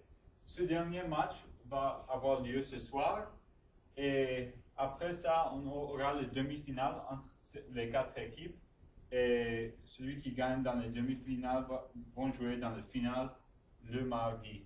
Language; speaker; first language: French; non-native, learner; English